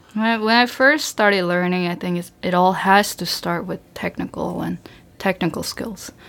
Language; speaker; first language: English; early bilingual, other home language; Korean